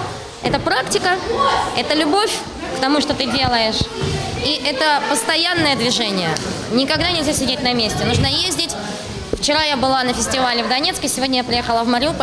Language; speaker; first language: Russian; native; Russian